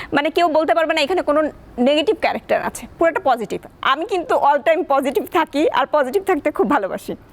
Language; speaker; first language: Bangla; native; Bangla